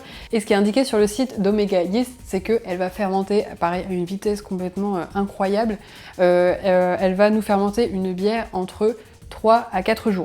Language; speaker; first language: French; native; French